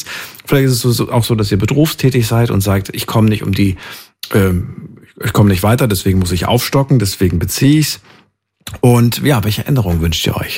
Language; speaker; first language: German; native; German